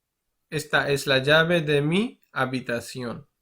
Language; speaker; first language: Spanish; non-native, fluent; Urdu